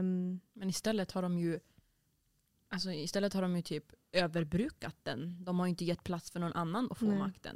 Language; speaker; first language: Swedish; native; Swedish